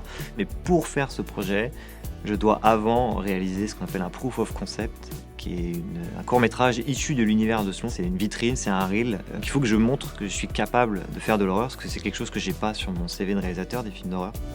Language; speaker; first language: French; native; French